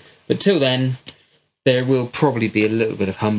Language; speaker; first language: English; native; English